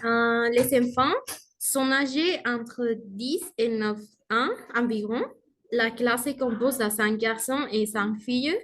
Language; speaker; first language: French; non-native, learner; Spanish